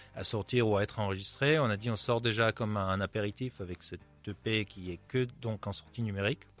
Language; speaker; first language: French; non-native, fluent; Hebrew